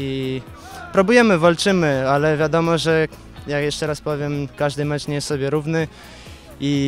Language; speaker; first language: Polish; non-native, fluent; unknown